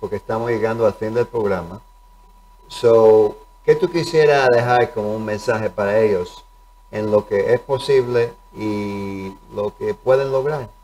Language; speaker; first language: Spanish; early bilingual, heritage; Spanish